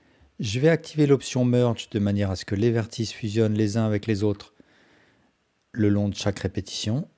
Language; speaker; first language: French; native; French